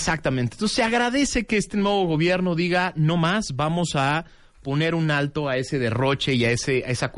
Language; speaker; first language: Spanish; native; Spanish